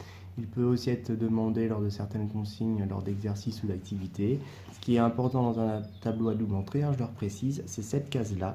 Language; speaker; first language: French; native; French